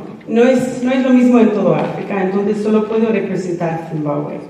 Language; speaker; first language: Spanish; non-native, fluent; English